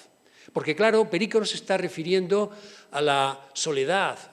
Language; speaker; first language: Spanish; native; Spanish